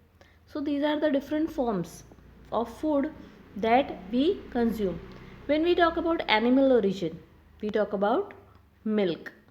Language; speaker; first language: English; non-native, local second language; Hindi